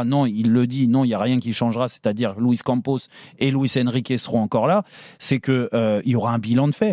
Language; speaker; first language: French; native; French